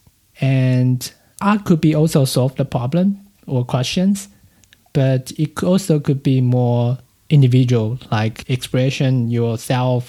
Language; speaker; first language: English; non-native, fluent; Chinese